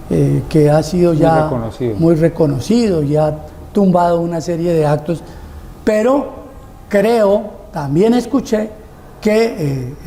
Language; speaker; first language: Spanish; native; Spanish